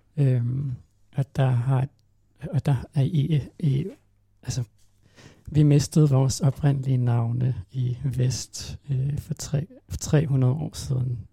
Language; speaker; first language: Danish; non-native, local second language; Kalaallisut